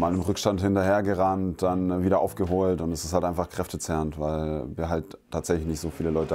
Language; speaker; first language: German; native; German